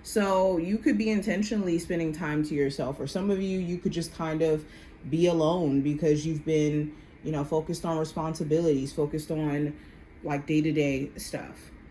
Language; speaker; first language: English; native; English